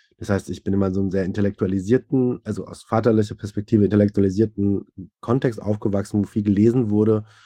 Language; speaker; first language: German; early bilingual, other home language; Turkish